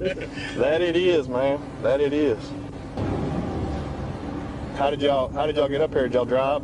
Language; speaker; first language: English; native; English